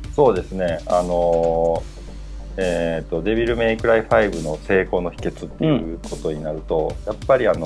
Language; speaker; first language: Japanese; native; Japanese